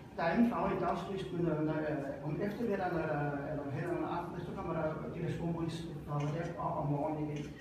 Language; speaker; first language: Danish; non-native, local second language; Faroese